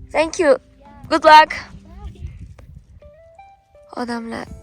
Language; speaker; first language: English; non-native, learner; Uzbek